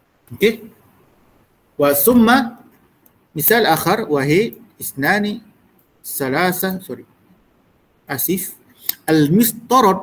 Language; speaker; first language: Arabic; non-native, fluent; Malay